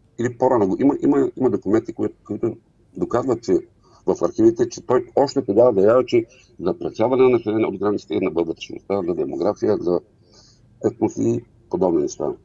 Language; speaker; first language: Bulgarian; non-native, local second language; Turkish